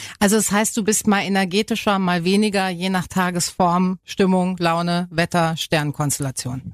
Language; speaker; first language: German; native; German